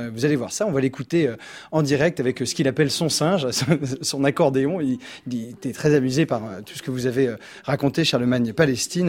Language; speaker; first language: French; native; French